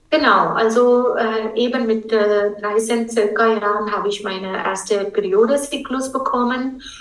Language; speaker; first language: German; non-native, fluent; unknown